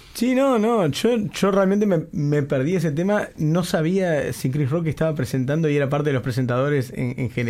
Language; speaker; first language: Spanish; native; Spanish